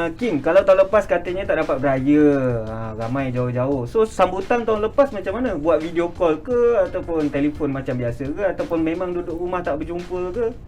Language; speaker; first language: Malay; native; Malay